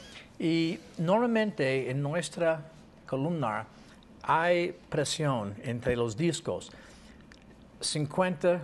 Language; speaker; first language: Spanish; non-native, learner; English